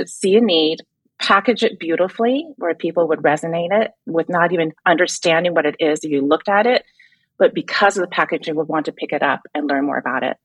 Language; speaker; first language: English; native; English